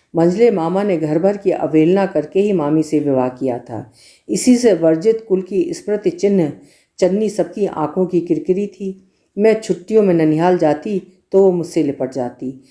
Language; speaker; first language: Hindi; native; Hindi